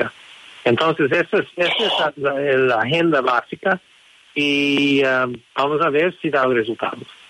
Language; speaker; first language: Spanish; non-native, fluent; English